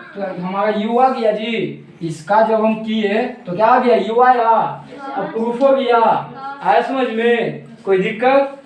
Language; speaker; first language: Hindi; native; Hindi